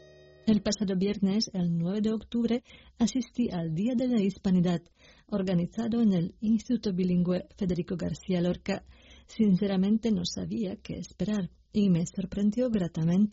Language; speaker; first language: Spanish; non-native, fluent; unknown